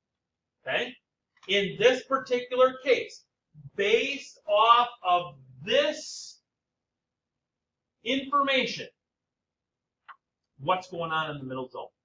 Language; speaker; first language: English; native; English